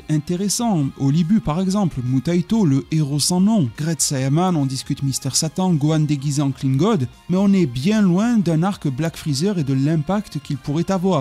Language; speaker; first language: French; native; French